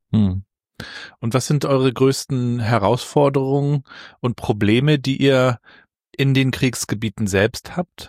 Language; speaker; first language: German; native; German